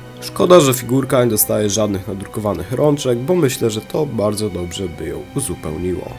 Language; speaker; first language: Polish; native; Polish